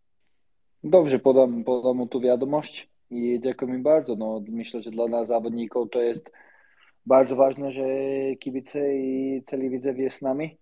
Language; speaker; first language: Polish; non-native, learner; Slovak